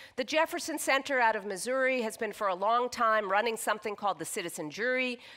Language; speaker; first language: English; native; English